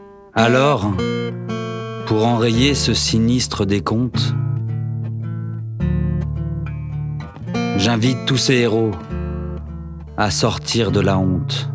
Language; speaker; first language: French; native; French